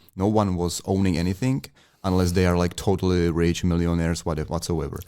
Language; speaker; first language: English; non-native, fluent; Czech